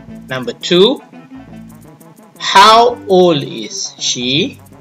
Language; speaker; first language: English; non-native, local second language; Malay